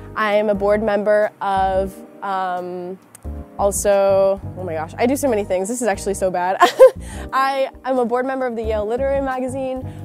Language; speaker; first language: English; native; English